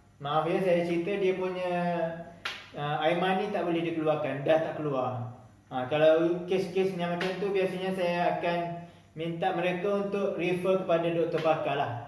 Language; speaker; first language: Malay; native; Malay